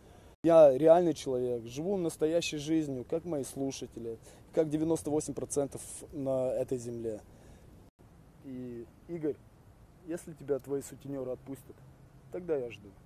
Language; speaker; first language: Russian; native; Russian